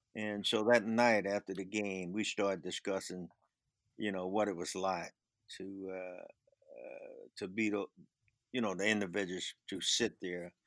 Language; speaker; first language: English; native; English